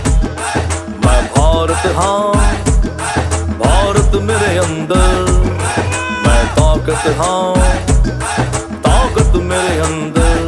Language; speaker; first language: Hindi; non-native, local second language; Telugu